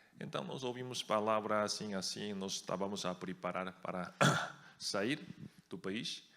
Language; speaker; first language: Portuguese; non-native, fluent; Korean